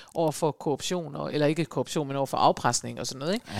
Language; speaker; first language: Danish; native; Danish